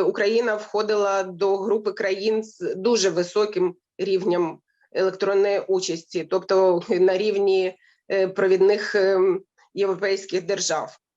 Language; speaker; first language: Ukrainian; native; Ukrainian